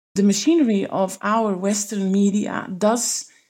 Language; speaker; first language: English; non-native, fluent; Dutch